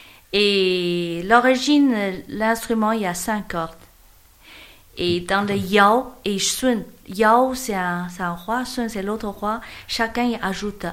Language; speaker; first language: French; non-native, learner; Chinese